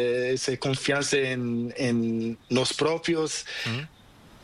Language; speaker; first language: Spanish; non-native, learner; Portuguese